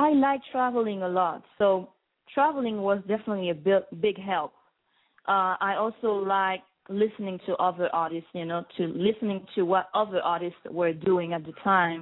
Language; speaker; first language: English; non-native, fluent; French